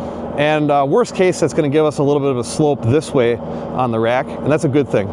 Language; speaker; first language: English; native; English